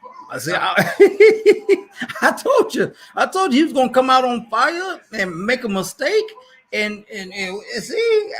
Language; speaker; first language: English; native; English